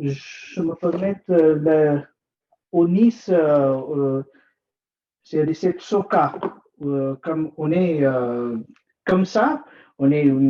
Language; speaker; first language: French; non-native, learner; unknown